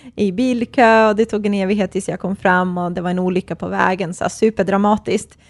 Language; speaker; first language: Swedish; early bilingual, other home language; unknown